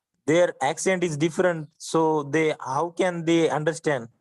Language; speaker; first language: English; non-native, learner; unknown